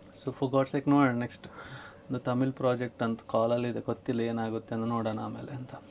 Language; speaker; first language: Kannada; non-native, local second language; Tulu